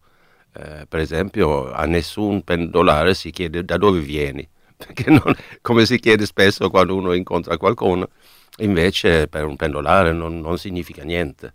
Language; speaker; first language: Italian; non-native, fluent; Swedish